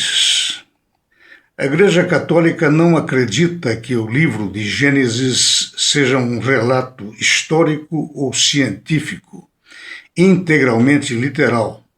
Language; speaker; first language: Portuguese; native; Portuguese